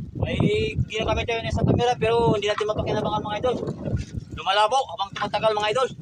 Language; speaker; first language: Filipino; native; Filipino